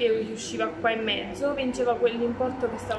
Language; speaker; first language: Italian; native; Italian